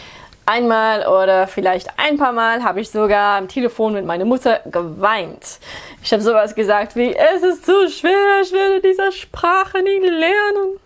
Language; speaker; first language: German; non-native, fluent; English